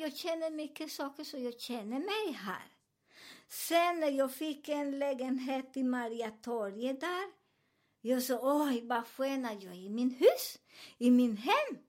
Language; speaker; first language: Swedish; non-native, learner; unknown